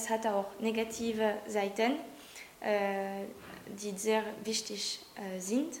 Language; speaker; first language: German; non-native, learner; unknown